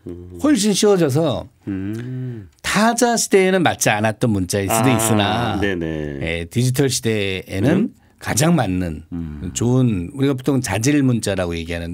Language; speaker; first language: Korean; native; Korean